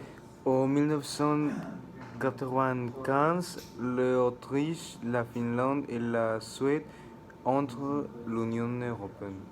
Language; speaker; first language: French; non-native, learner; Spanish